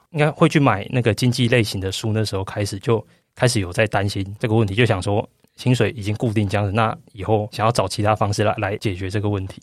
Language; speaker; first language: Chinese; native; Chinese